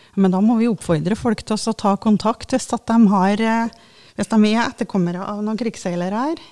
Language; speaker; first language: Norwegian; native; Norwegian